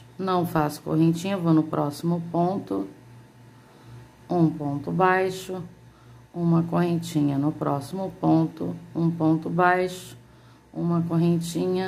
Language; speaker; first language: Portuguese; native; Portuguese